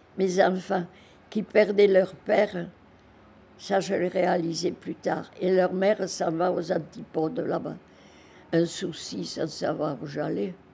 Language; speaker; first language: French; native; French